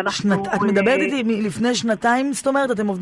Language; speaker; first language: Hebrew; native; Hebrew